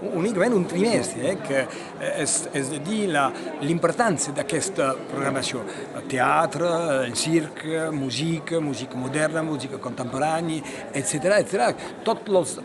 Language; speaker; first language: Catalan; non-native, local second language; French